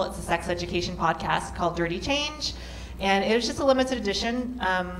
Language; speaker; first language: English; native; English